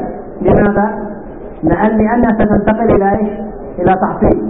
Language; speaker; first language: Arabic; native; Arabic